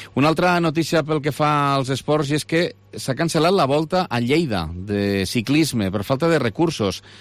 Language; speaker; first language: Catalan; native; Catalan